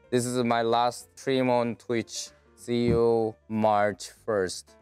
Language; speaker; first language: English; non-native, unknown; Korean